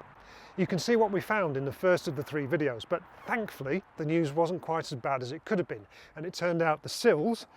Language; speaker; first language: English; native; English